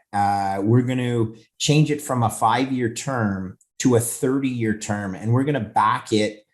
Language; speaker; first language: English; native; English